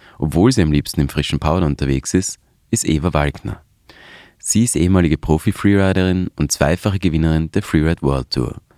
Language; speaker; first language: German; native; German